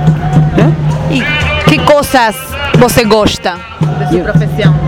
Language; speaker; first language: Portuguese; non-native, fluent; Spanish